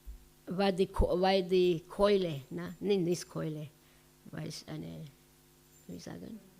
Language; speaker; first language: German; non-native, learner; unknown